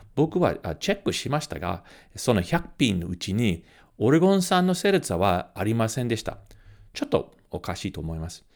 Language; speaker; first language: Japanese; early bilingual, heritage; Japanese